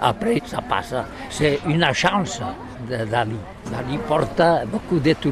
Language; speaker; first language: French; non-native, learner; Catalan